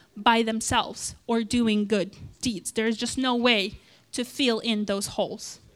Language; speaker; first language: English; non-native, fluent; Romanian